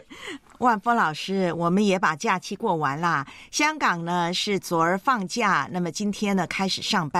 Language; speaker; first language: Chinese; native; Chinese